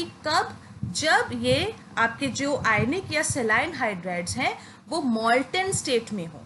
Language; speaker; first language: Hindi; native; Hindi